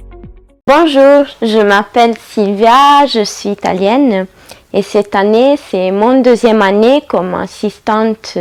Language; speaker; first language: French; non-native, fluent; Italian